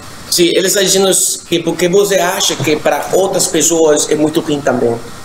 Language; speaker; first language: Portuguese; non-native, learner; English